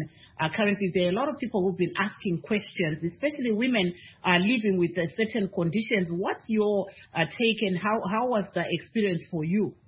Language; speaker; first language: English; non-native, local second language; Shona